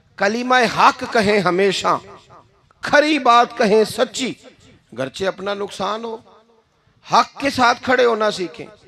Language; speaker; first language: Urdu; non-native, local second language; Punjabi